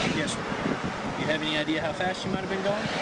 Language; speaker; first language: English; native; English